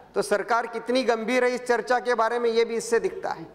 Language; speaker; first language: Hindi; non-native, local second language; Marathi